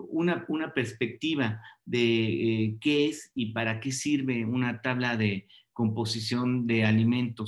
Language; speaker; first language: Spanish; native; Spanish